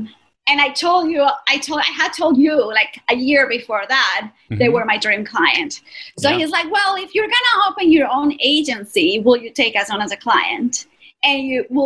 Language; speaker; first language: English; non-native, fluent; Spanish